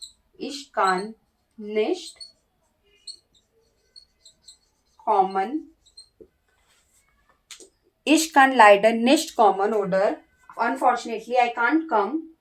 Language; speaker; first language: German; non-native, learner; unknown